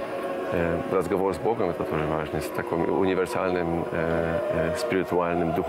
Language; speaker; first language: Russian; non-native, learner; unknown